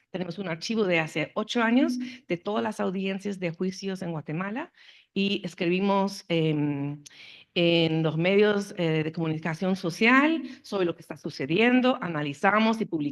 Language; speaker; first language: Spanish; non-native, fluent; English